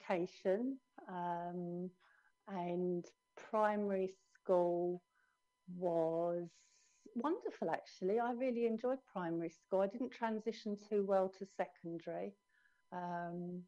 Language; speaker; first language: English; native; English